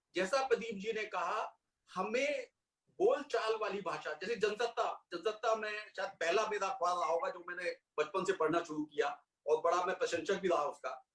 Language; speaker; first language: Hindi; native; Hindi